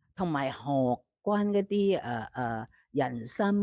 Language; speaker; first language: Cantonese; non-native, fluent; Thai